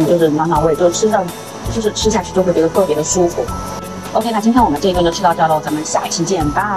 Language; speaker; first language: Chinese; native; Chinese